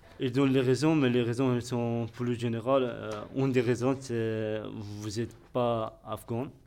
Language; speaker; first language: French; non-native, fluent; Persian